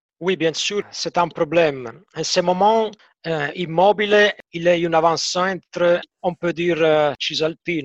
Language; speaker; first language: French; non-native, fluent; Italian